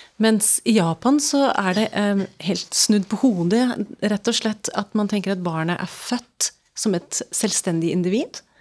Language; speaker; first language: Norwegian; early bilingual, other home language; English